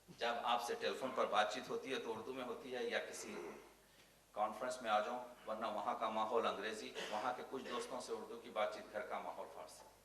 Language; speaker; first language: Urdu; native; Urdu